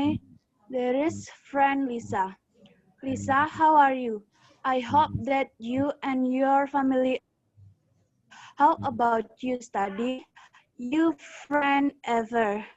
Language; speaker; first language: English; non-native, learner; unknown